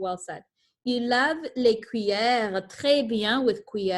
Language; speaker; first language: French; non-native, fluent; English